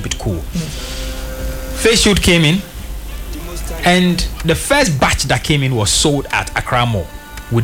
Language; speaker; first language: English; non-native, local second language; Akan